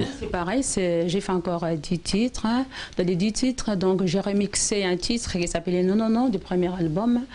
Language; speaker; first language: French; non-native, local second language; Lingala